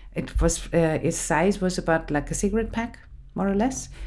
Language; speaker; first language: English; non-native, fluent; German